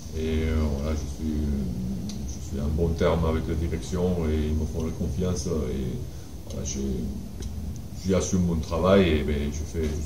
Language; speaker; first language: French; non-native, fluent; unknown